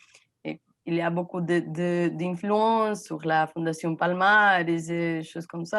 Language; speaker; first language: French; non-native, fluent; Portuguese